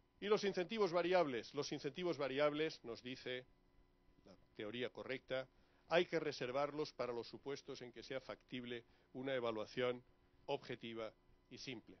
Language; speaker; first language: Spanish; native; Spanish